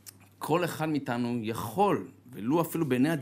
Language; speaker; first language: Hebrew; native; Hebrew